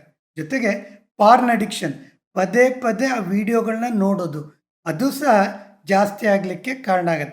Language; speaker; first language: Kannada; native; Kannada